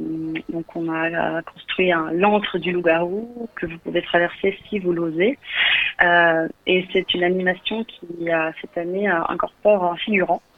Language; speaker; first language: French; native; French